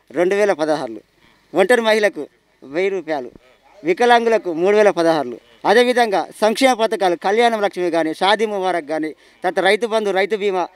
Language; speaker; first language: Telugu; native; Telugu